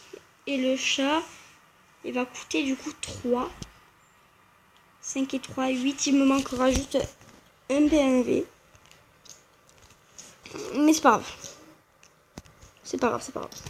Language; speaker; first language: French; native; French